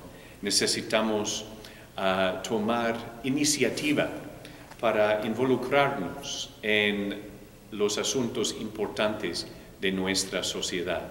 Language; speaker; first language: Spanish; non-native, fluent; English